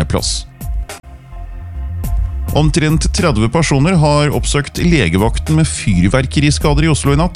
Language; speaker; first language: Norwegian; native; Norwegian